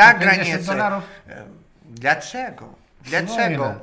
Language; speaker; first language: Polish; non-native, fluent; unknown